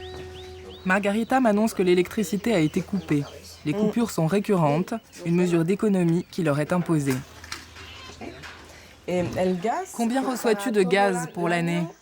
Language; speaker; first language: French; native; French